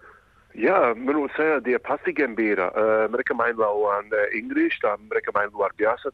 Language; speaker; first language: Indonesian; non-native, fluent; English